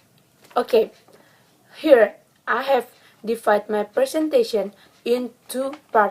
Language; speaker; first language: English; non-native, learner; Indonesian